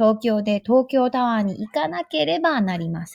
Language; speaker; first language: Japanese; non-native, fluent; English